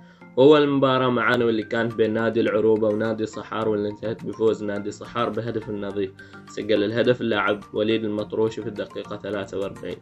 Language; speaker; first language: Arabic; native; Arabic